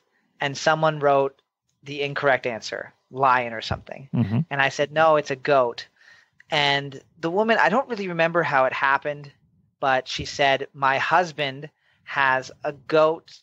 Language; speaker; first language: English; native; English